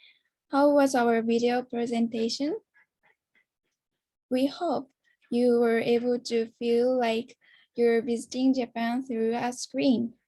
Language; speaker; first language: English; non-native, learner; Japanese